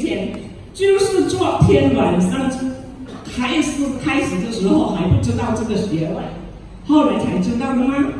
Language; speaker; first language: Chinese; early bilingual, heritage; Chinese